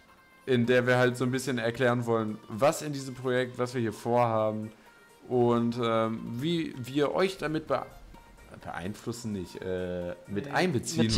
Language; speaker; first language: German; native; German